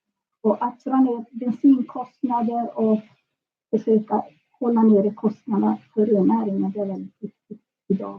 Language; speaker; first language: Swedish; native; Swedish